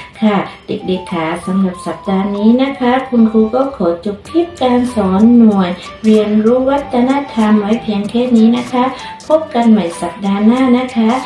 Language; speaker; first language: Thai; native; Thai